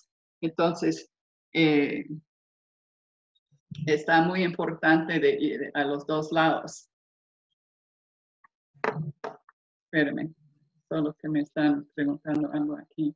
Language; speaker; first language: Spanish; non-native, fluent; English